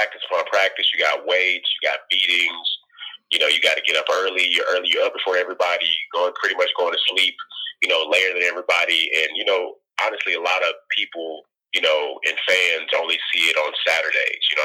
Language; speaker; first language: English; native; English